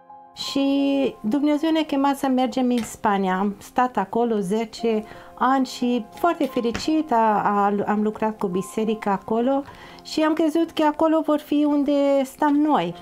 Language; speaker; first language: Romanian; non-native, fluent; English